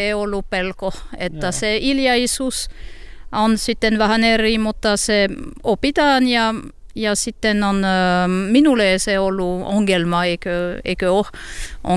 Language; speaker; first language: Finnish; non-native, learner; French